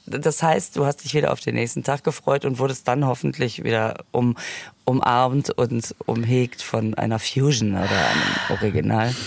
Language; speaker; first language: German; native; German